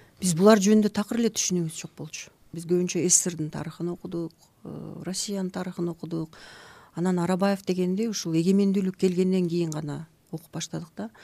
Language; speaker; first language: Kyrgyz; native; Kyrgyz